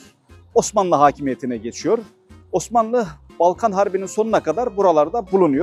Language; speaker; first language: Turkish; native; Turkish